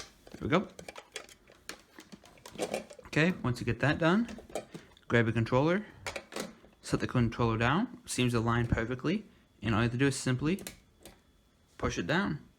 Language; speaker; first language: English; native; English